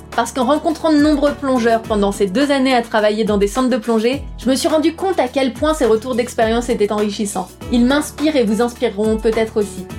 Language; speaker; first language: French; native; French